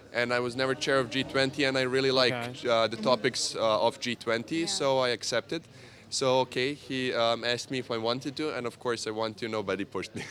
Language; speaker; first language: English; non-native, fluent; Serbian